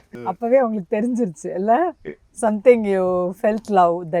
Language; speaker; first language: Tamil; native; Tamil